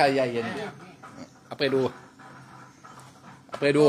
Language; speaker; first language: Thai; non-native, learner; French